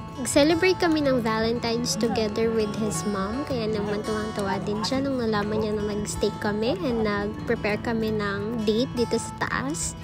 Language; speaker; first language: Filipino; non-native, local second language; Cebuano